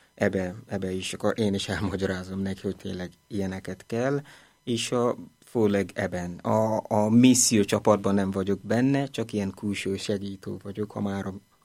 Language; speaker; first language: Hungarian; non-native, fluent; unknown